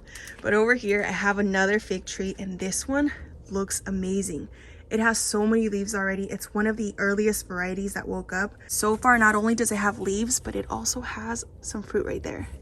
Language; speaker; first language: English; native; English